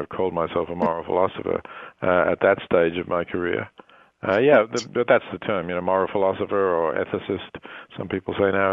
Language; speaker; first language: English; native; English